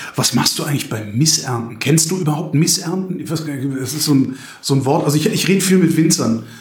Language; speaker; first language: German; native; German